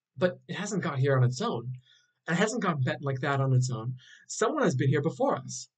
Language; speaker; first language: English; native; English